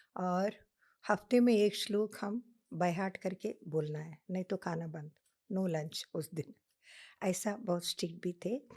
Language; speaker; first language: Hindi; non-native, local second language; Telugu